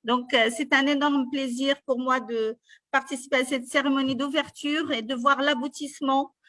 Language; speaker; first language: French; non-native, local second language; Arabic